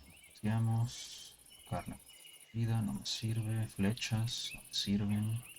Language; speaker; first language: Spanish; early bilingual, heritage; Spanish